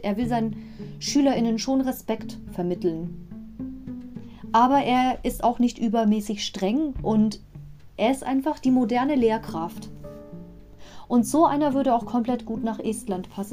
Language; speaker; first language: German; native; German